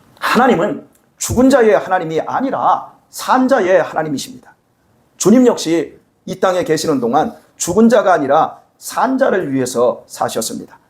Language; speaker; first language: Korean; native; Korean